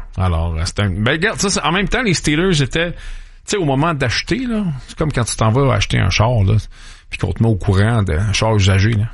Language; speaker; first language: French; native; French